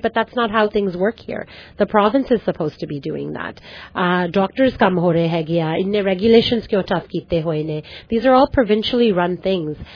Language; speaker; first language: English; early bilingual, other home language; Punjabi